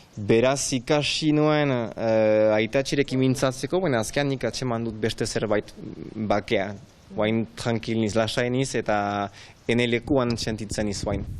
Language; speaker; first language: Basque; non-native, local second language; French